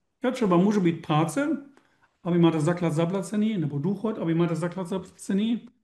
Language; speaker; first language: Czech; non-native, learner; German